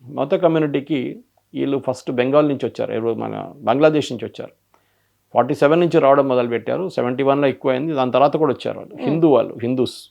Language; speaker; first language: Telugu; non-native, local second language; Malayalam